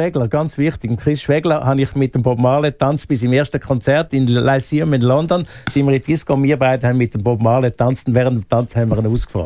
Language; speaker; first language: German; native; German